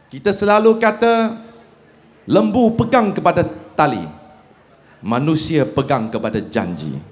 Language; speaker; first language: Malay; non-native, local second language; Chinese